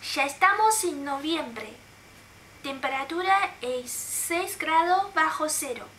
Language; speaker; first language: Spanish; non-native, fluent; Chinese